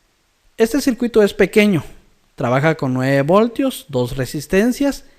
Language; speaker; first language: Spanish; native; Spanish